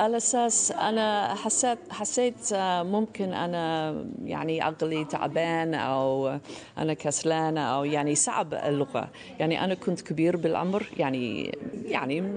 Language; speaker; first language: Arabic; non-native, fluent; English